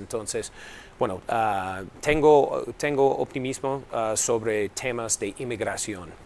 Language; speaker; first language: Spanish; non-native, fluent; English